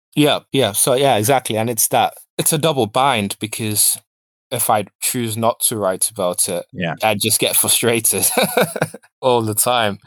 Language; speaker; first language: English; early bilingual, other home language; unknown